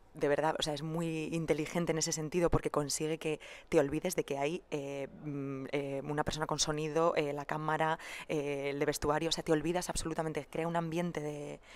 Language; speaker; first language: Spanish; native; Spanish